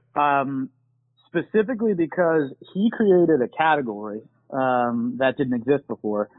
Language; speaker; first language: English; native; English